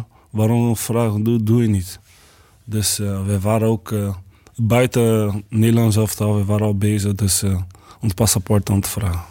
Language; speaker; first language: Dutch; non-native, learner; Portuguese